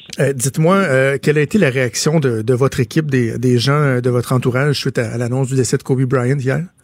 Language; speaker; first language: French; native; French